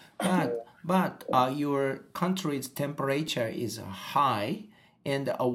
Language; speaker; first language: English; non-native, learner; Japanese